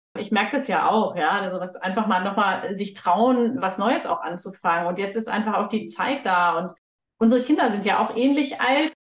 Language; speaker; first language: German; native; German